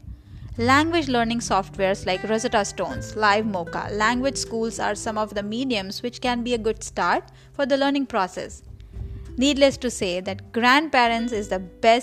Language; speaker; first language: English; non-native, local second language; Marathi